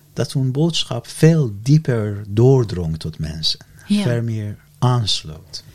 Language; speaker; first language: Dutch; non-native, fluent; Persian